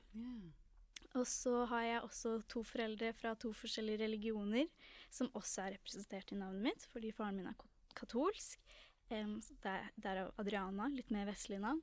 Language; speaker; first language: Norwegian; early bilingual, other home language; Tamil